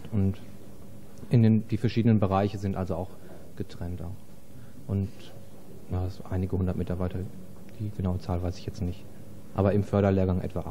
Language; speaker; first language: German; native; German